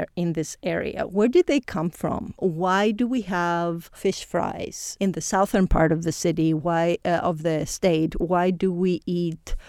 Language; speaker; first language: English; non-native, fluent; Greek